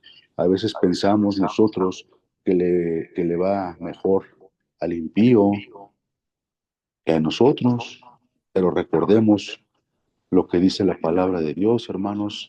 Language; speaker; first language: Spanish; native; Spanish